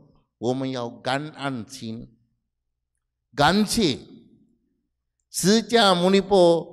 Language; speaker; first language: Chinese; non-native, fluent; Sinhala